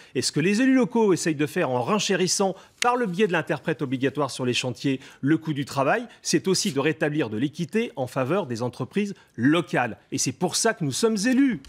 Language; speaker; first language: French; native; French